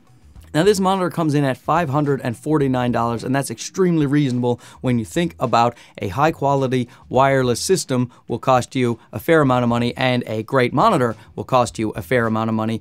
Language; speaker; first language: English; native; English